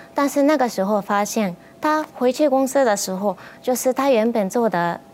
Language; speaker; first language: Chinese; non-native, fluent; Japanese